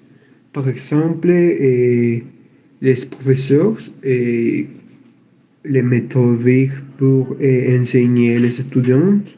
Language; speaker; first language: French; non-native, learner; Spanish